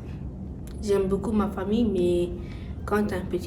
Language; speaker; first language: French; non-native, learner; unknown